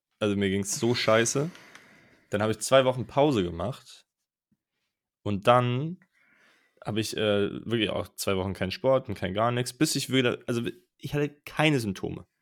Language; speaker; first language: German; native; German